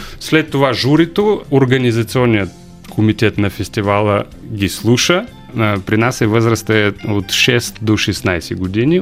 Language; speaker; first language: Bulgarian; early bilingual, heritage; Bulgarian